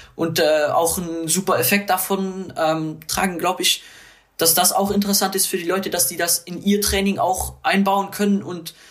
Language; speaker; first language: German; non-native, local second language; Luxembourgish